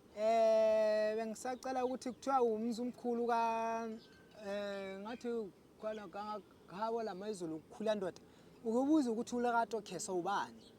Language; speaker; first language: Zulu; non-native, local second language; Southern Sotho